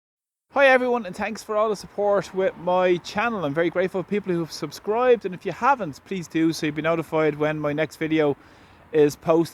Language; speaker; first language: English; native; English